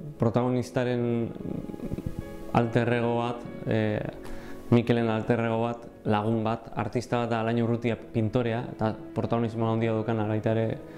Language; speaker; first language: Basque; native; Basque